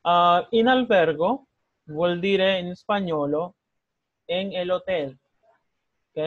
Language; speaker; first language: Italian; non-native, fluent; Spanish